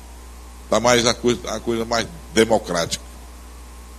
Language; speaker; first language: Portuguese; native; Portuguese